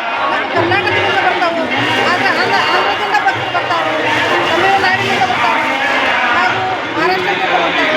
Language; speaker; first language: Kannada; native; Kannada